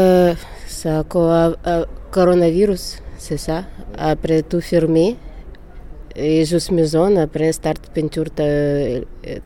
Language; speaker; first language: French; non-native, learner; Ukrainian